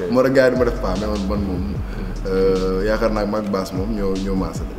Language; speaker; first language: Wolof; native; Wolof